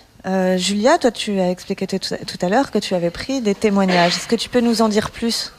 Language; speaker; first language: French; native; French